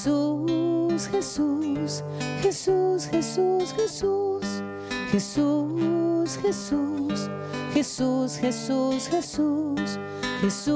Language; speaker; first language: Spanish; native; Spanish